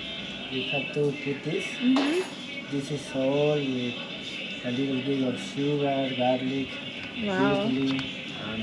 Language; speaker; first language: English; non-native, learner; Spanish